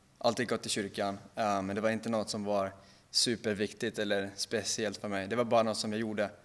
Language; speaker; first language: Swedish; non-native, local second language; Finnish